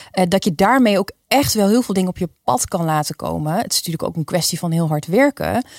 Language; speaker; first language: Dutch; native; Dutch